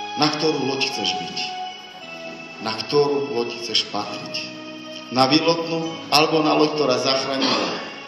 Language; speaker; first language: Slovak; non-native, local second language; Romany